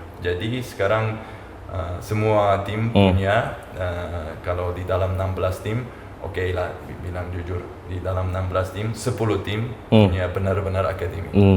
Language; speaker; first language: Indonesian; non-native, fluent; Uzbek